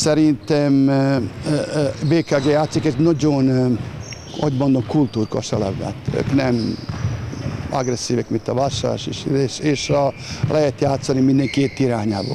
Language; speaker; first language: Hungarian; non-native, fluent; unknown